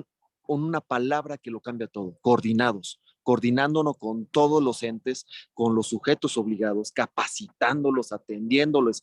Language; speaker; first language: Spanish; native; Spanish